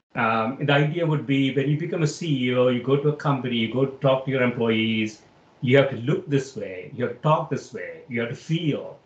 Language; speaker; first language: English; non-native, local second language; Malayalam